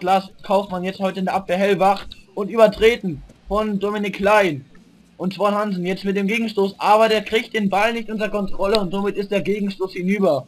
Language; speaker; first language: German; native; German